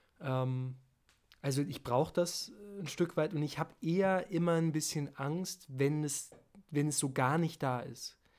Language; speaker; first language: German; native; German